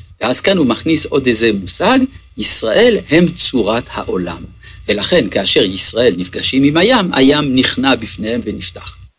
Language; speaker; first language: Hebrew; early bilingual, other home language; French